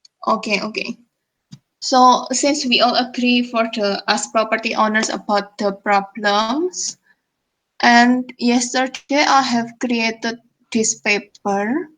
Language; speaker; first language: English; non-native, fluent; Indonesian